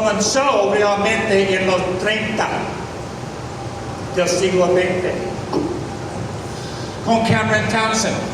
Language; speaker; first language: Spanish; non-native, fluent; English